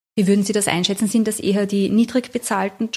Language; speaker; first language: German; native; German